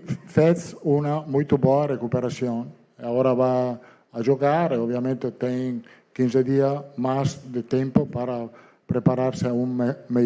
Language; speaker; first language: Spanish; non-native, fluent; Italian